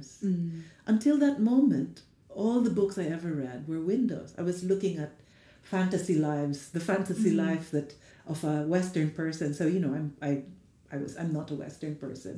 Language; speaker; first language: English; non-native, local second language; Filipino